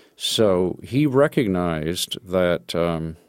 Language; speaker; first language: English; native; English